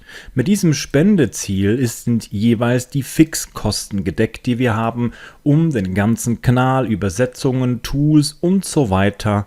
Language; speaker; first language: German; native; German